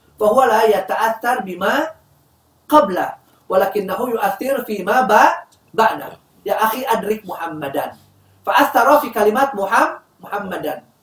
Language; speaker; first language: Arabic; non-native, fluent; Indonesian